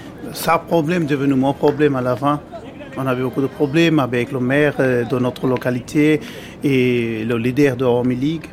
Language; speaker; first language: French; non-native, learner; Bangla